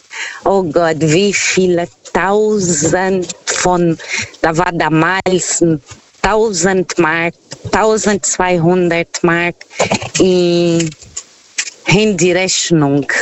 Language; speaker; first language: German; non-native, learner; Portuguese